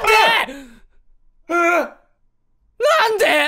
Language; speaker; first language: Japanese; native; Japanese